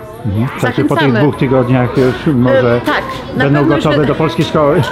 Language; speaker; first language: Polish; native; Polish